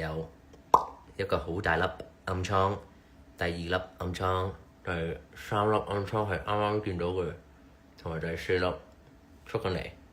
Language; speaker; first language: Chinese; early bilingual, heritage; Cantonese